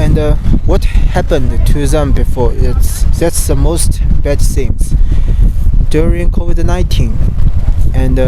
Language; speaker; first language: English; non-native, learner; Chinese